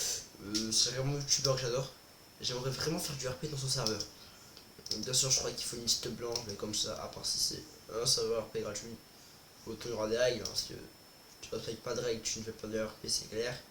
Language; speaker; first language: French; native; French